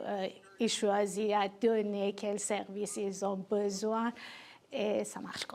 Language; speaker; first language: French; non-native, fluent; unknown